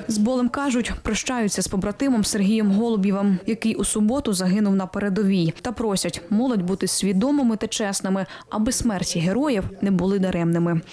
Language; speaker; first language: Ukrainian; native; Ukrainian